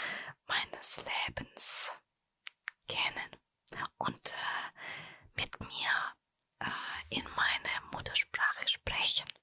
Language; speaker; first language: German; non-native, fluent; Russian